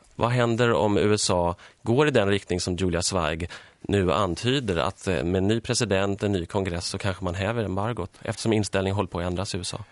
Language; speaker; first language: Swedish; early bilingual, other home language; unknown